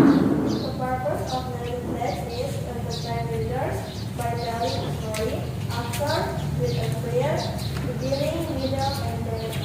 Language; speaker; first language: English; non-native, learner; Indonesian